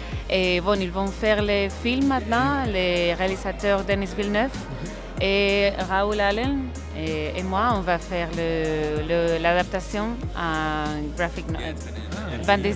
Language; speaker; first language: French; non-native, learner; Spanish